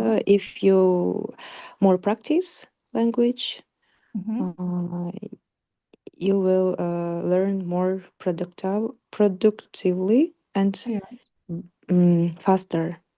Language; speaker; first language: English; non-native, learner; Russian